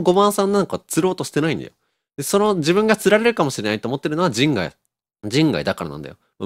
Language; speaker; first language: Japanese; native; Japanese